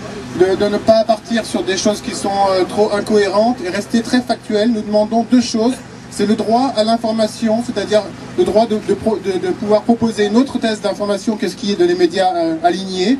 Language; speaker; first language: French; native; French